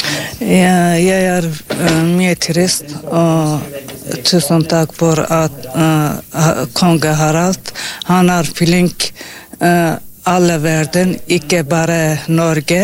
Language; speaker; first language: Swedish; non-native, learner; Norwegian